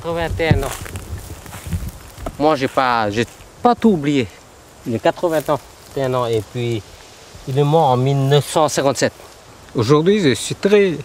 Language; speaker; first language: French; early bilingual, heritage; Vietnamese